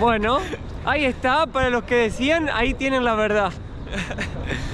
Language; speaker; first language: Spanish; native; Spanish